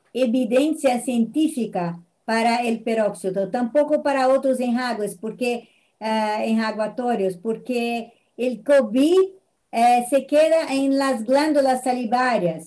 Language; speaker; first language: Spanish; non-native, fluent; Portuguese